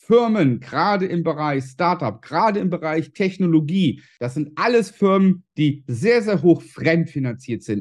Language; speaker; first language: German; native; German